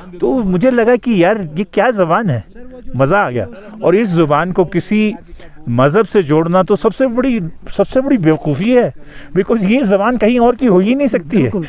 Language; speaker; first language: Urdu; native; Urdu